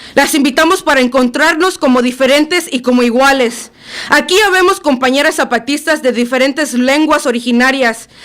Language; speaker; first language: Spanish; early bilingual, other home language; English